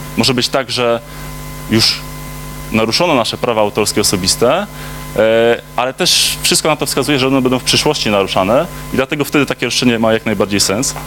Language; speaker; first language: Polish; native; Polish